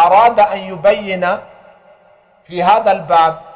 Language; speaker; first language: Arabic; non-native, fluent; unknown